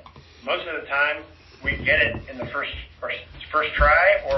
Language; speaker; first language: English; native; English